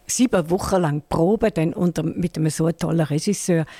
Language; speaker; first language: German; native; German